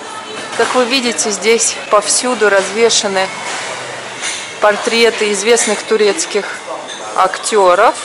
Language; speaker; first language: Russian; native; Russian